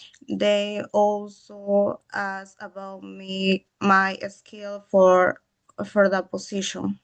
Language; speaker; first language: English; non-native, learner; Spanish